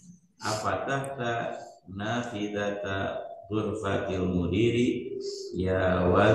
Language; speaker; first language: Arabic; non-native, learner; Indonesian